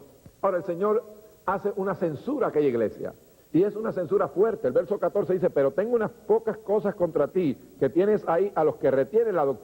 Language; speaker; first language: Spanish; native; Spanish